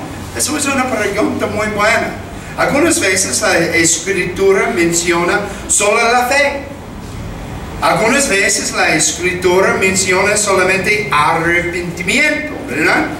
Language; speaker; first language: Spanish; non-native, fluent; English